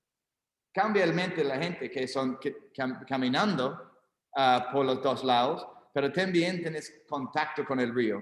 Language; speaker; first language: Spanish; non-native, learner; English